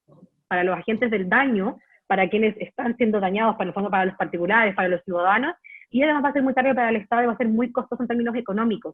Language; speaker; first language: Spanish; native; Spanish